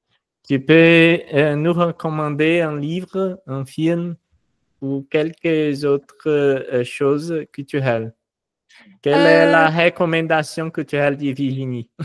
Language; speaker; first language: French; non-native, fluent; Portuguese